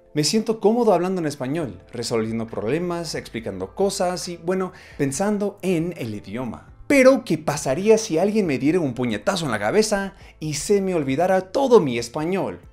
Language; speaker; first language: Spanish; non-native, fluent; English